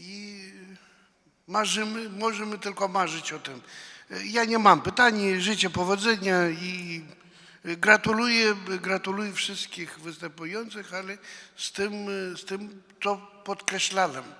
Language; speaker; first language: Polish; non-native, fluent; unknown